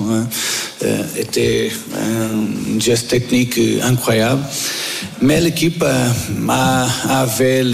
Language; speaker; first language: French; non-native, fluent; Portuguese